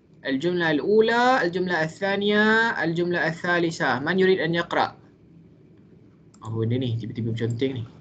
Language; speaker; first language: Arabic; non-native, fluent; Malay